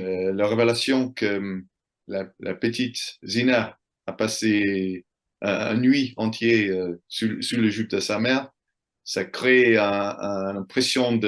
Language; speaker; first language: French; non-native, fluent; English